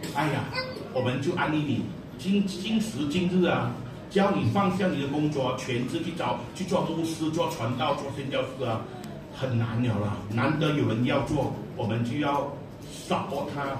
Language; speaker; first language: Chinese; native; Chinese